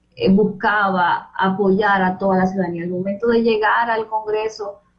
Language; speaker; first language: Spanish; native; Spanish